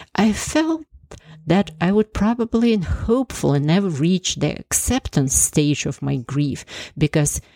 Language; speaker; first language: English; non-native, fluent; Ukrainian